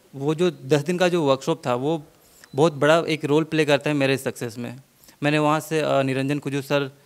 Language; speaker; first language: Hindi; native; Hindi